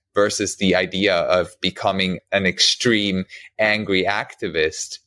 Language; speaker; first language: English; non-native, fluent; German